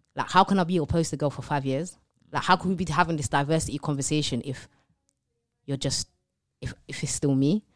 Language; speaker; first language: English; native; English